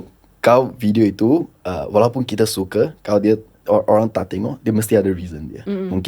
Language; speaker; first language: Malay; non-native, local second language; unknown